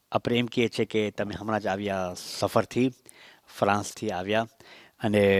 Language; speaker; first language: Gujarati; early bilingual, heritage; Gujarati